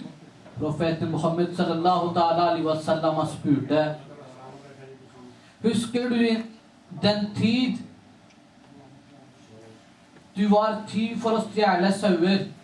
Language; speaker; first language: Norwegian; non-native, local second language; Urdu